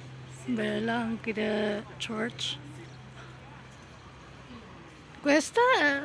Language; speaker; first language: Italian; non-native, learner; Filipino